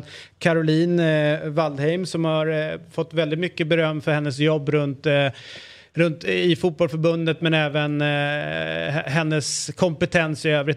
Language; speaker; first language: Swedish; native; Swedish